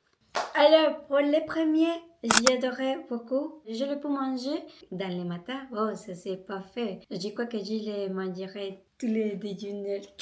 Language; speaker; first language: French; non-native, learner; Spanish